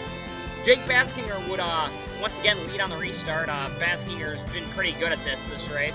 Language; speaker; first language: English; native; English